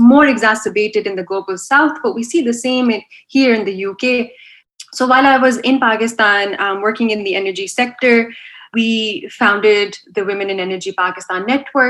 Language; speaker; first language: English; non-native, local second language; Urdu